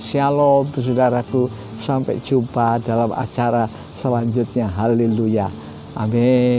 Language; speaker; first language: Indonesian; native; Indonesian